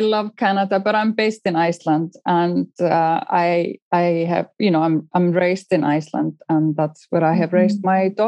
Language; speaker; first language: English; non-native, fluent; Icelandic